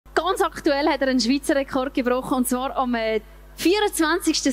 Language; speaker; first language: German; native; German